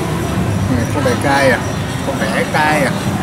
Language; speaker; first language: Vietnamese; non-native, learner; Japanese